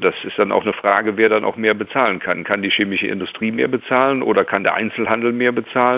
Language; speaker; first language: German; native; German